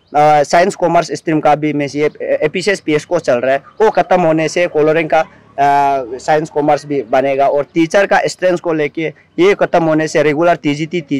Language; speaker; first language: Hindi; non-native, local second language; Nyishi